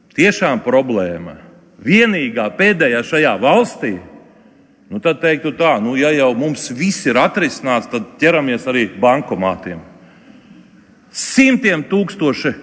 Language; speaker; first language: Latvian; non-native, local second language; Russian